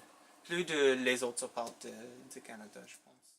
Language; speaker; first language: French; non-native, local second language; English